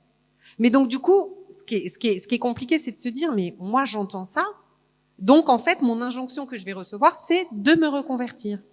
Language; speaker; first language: French; native; French